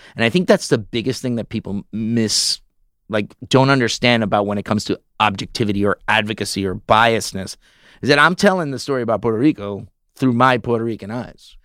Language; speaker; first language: English; early bilingual, heritage; English